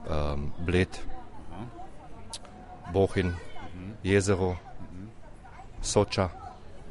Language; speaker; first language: Slovenian; early bilingual, heritage; German